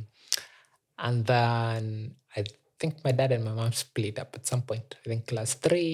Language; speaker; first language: English; non-native, local second language; Meru